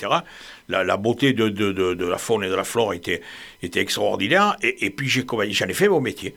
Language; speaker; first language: French; native; French